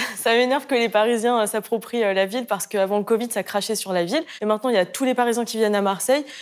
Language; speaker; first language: French; native; French